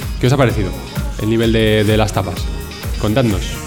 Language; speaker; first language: Spanish; native; Spanish